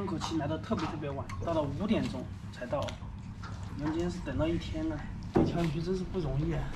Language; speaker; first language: Chinese; native; Chinese